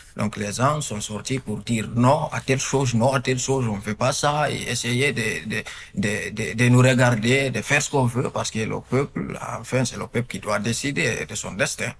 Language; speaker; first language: French; non-native, local second language; Fula